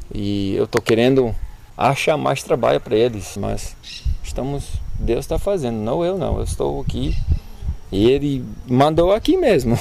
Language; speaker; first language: Portuguese; non-native, learner; English